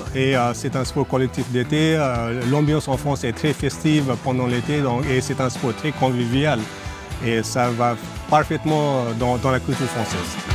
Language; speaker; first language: French; non-native, fluent; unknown